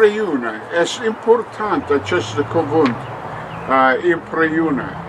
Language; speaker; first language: Romanian; non-native, learner; English